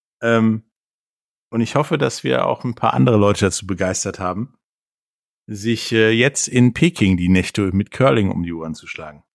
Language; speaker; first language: German; native; German